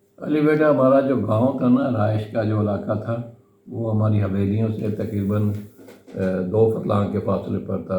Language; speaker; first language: Urdu; non-native, local second language; Punjabi